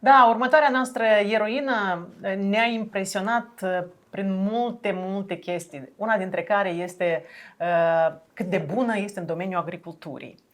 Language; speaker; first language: Romanian; native; Romanian